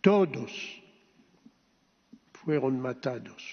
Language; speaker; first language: Spanish; early bilingual, heritage; Ladino